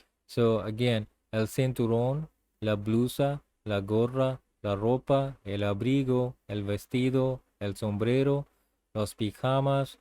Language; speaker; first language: Spanish; non-native, learner; English